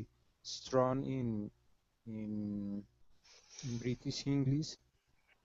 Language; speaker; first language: English; non-native, learner; Spanish